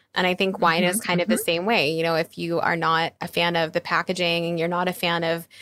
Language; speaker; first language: English; native; English